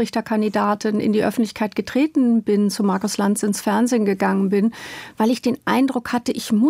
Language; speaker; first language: German; native; German